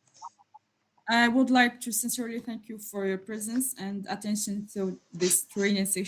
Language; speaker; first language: English; non-native, learner; French